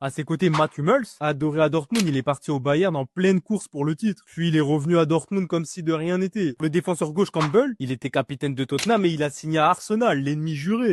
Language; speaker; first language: French; native; French